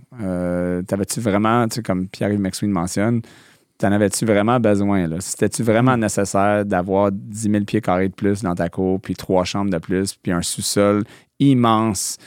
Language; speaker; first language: French; non-native, local second language; English